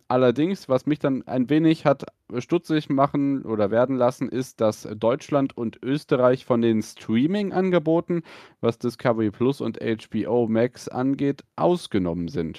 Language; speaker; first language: German; native; German